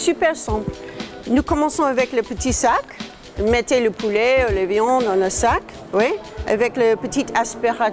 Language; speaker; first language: French; non-native, learner; English